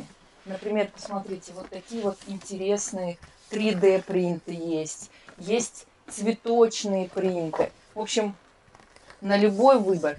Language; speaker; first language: Russian; native; Russian